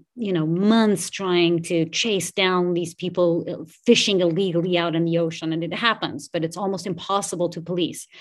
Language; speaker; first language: English; non-native, fluent; Portuguese